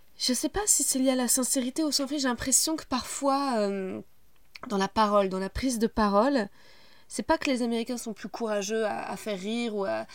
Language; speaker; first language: French; native; French